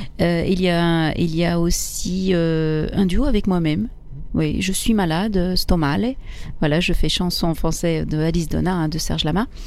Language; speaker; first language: French; early bilingual, other home language; Italian